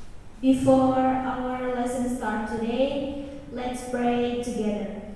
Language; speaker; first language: English; non-native, learner; Indonesian